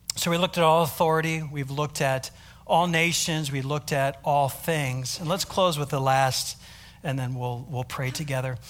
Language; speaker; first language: English; native; English